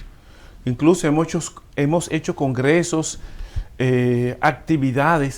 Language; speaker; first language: Spanish; native; Spanish